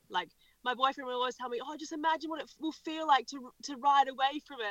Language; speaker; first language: English; native; English